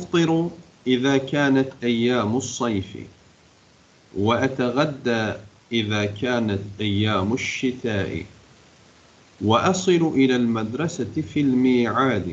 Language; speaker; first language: Arabic; non-native, fluent; Turkish